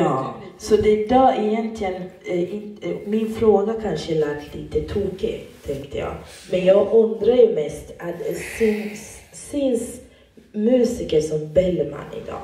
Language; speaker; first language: Swedish; native; Swedish